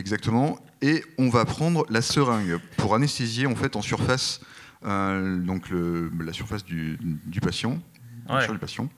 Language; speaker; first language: French; native; French